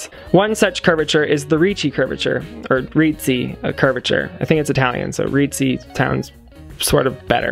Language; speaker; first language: English; native; English